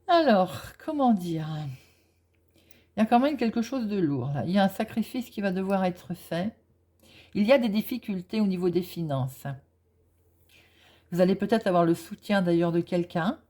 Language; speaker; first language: French; native; French